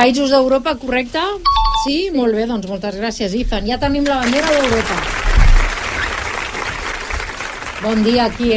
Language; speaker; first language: Catalan; native; Catalan